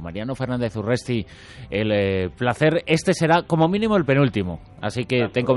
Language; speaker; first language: Spanish; native; Spanish